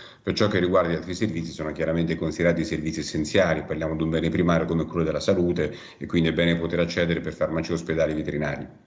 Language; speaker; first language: Italian; native; Italian